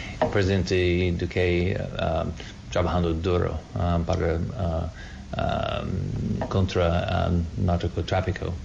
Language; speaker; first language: Spanish; non-native, learner; English